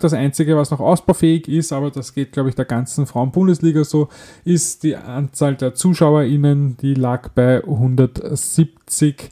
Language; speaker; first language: German; native; German